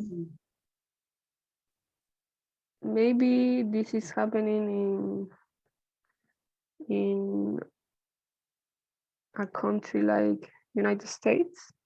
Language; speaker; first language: English; non-native, learner; Spanish